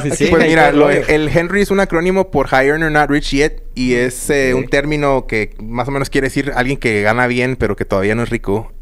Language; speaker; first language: Spanish; native; Spanish